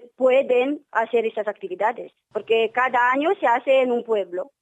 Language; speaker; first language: Spanish; non-native, learner; Romanian